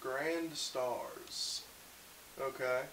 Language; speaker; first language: English; native; English